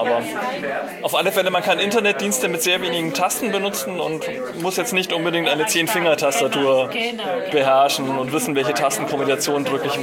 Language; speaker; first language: German; native; German